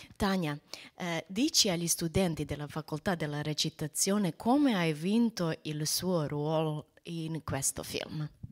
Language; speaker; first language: Italian; non-native, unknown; Serbian